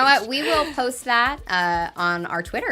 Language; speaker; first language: English; native; English